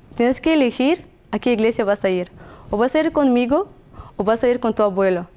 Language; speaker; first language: Spanish; non-native, fluent; Russian